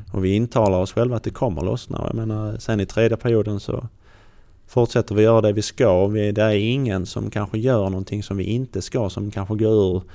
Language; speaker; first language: Swedish; native; Swedish